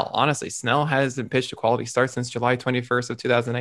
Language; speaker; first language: English; native; English